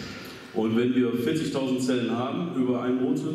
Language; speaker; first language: German; native; German